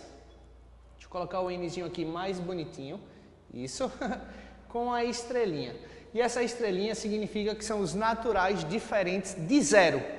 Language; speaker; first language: Portuguese; native; Portuguese